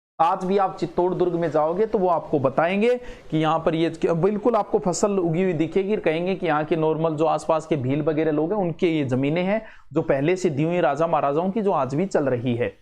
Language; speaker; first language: Hindi; native; Hindi